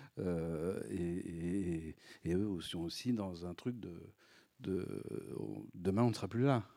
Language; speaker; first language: French; native; French